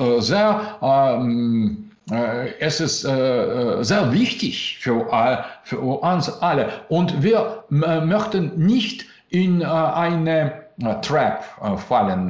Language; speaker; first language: German; non-native, learner; Russian